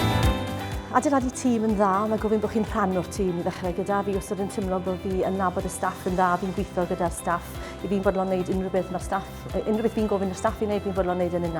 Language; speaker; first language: Welsh; native; Welsh